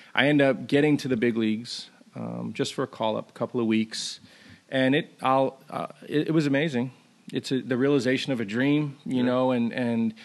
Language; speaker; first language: English; native; English